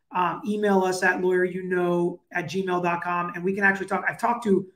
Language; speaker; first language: English; native; English